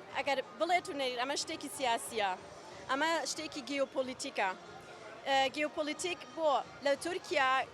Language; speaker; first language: Central Kurdish; early bilingual, heritage; Central Kurdish